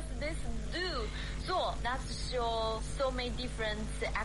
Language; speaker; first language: English; non-native, fluent; Chinese